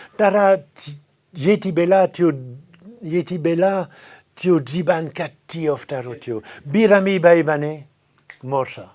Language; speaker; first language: Nepali; non-native, fluent; French